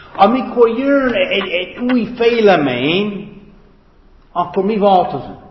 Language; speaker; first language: Hungarian; non-native, fluent; English